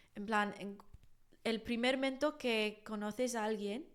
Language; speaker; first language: Spanish; non-native, fluent; English